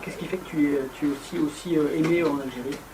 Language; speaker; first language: French; native; French